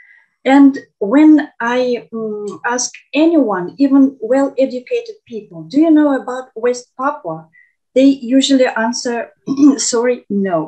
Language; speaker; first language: English; non-native, fluent; Russian